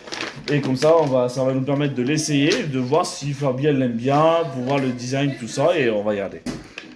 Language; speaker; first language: French; native; French